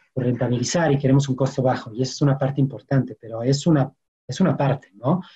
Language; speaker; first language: Spanish; non-native, fluent; French